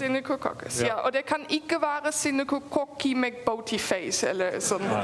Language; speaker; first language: Norwegian; non-native, fluent; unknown